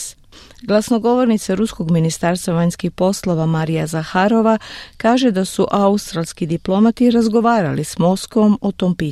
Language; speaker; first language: Croatian; native; Croatian